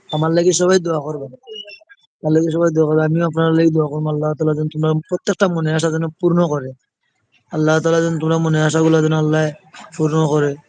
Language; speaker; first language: Bangla; non-native, local second language; Sylheti